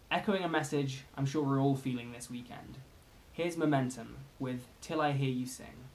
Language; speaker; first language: English; native; English